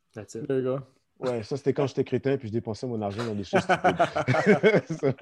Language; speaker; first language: French; native; French